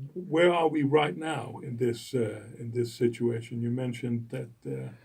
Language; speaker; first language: English; non-native, fluent; Danish